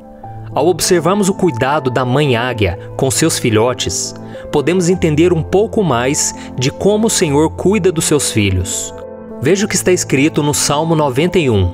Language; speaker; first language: Portuguese; native; Portuguese